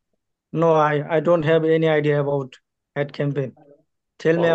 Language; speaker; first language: English; non-native, learner; Bangla